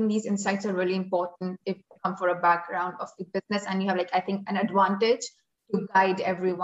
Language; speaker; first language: English; non-native, local second language; Hindi